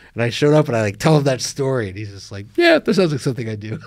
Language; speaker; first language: English; native; English